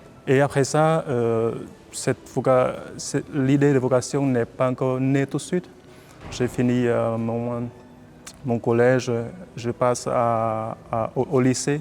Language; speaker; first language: French; non-native, fluent; Vietnamese